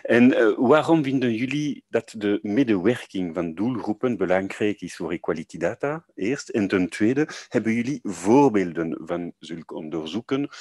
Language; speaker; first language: Dutch; non-native, learner; French